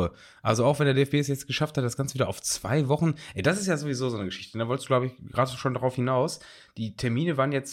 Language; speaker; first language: German; native; German